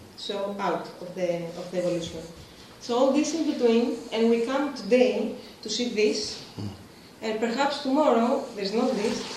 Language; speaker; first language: English; non-native, fluent; Greek